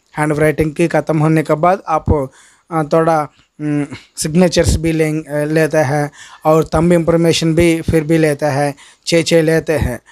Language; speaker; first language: Hindi; non-native, local second language; Telugu